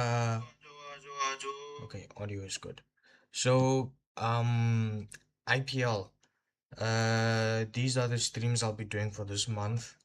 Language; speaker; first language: English; non-native, local second language; Hindi